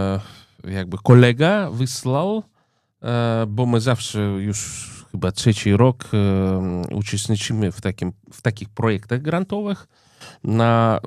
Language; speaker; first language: Polish; non-native, fluent; Russian